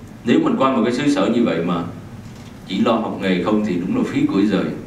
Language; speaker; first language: Vietnamese; native; Vietnamese